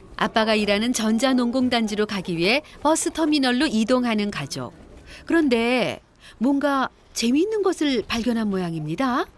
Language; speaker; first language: Korean; native; Korean